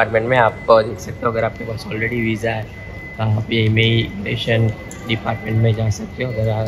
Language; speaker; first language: Hindi; non-native, local second language; Gujarati